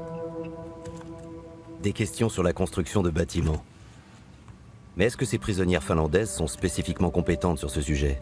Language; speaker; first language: French; native; French